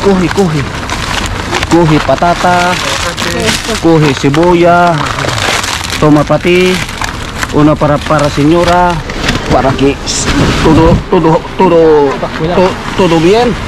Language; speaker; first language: Spanish; non-native, learner; Filipino